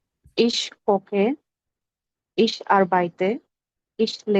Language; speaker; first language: German; non-native, learner; Bangla